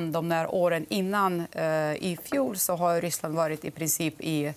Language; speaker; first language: Swedish; non-native, fluent; Russian